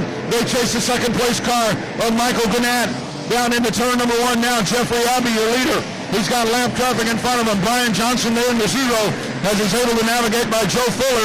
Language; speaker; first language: English; native; English